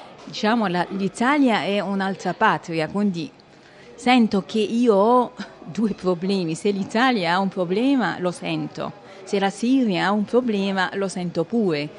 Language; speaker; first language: Italian; non-native, fluent; Arabic